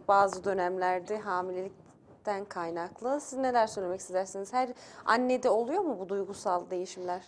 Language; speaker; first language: Turkish; native; Turkish